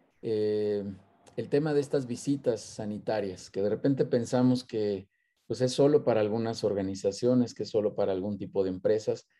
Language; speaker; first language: Spanish; native; Spanish